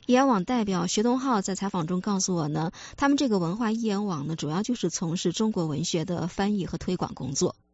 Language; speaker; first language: Chinese; native; Chinese